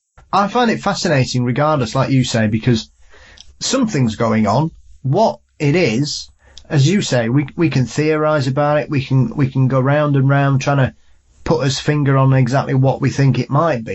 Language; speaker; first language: English; native; English